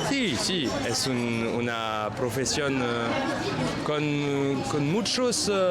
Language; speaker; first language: Spanish; non-native, learner; French